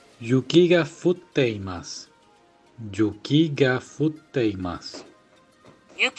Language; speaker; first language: Japanese; non-native, learner; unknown